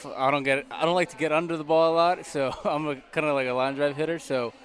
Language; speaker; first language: English; non-native, fluent; Spanish